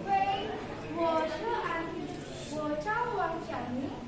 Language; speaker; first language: Chinese; non-native, learner; Indonesian